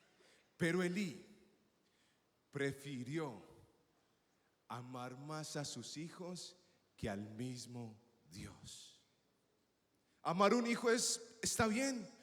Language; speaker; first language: Spanish; native; Spanish